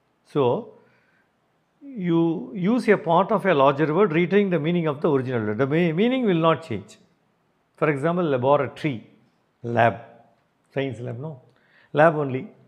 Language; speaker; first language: English; non-native, local second language; Tamil